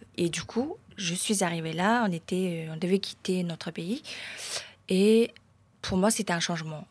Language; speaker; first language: French; non-native, fluent; Mongolian